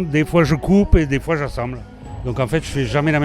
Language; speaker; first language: French; native; French